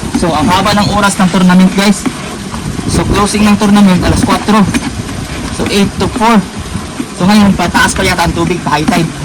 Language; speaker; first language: Filipino; non-native, local second language; Cebuano